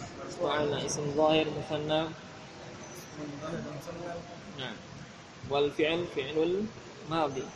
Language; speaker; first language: Arabic; non-native, fluent; Indonesian